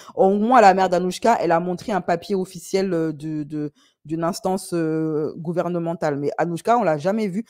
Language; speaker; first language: French; native; French